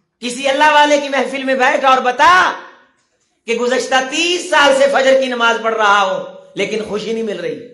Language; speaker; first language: Urdu; non-native, local second language; Punjabi